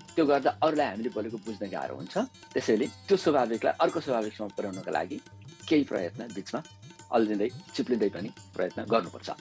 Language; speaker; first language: Nepali; native; Nepali